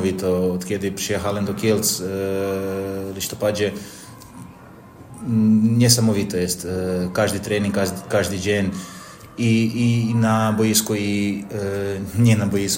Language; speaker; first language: Polish; non-native, learner; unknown